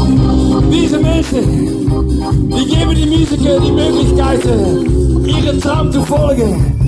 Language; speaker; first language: German; non-native, learner; Dutch